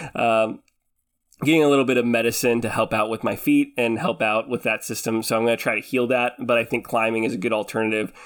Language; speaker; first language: English; early bilingual, other home language; Filipino